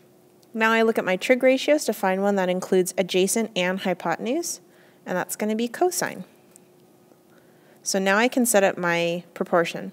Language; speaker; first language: English; native; English